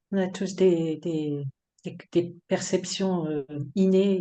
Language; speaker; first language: French; native; French